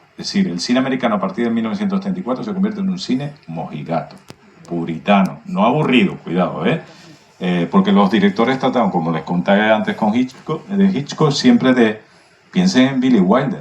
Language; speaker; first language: Spanish; native; Spanish